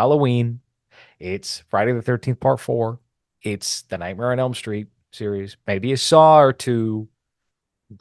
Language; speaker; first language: English; native; English